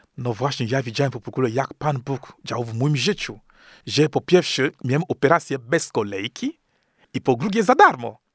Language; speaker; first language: Polish; non-native, fluent; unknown